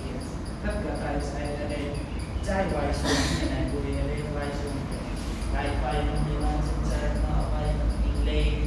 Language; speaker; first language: Vietnamese; non-native, learner; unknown